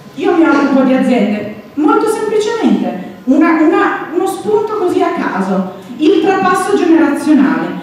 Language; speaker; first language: Italian; native; Italian